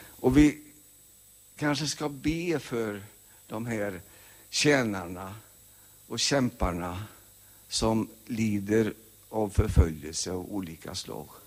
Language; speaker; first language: Swedish; early bilingual, heritage; Swedish